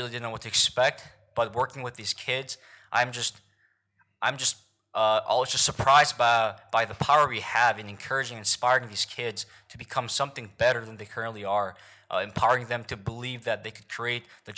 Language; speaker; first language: English; early bilingual, other home language; Korean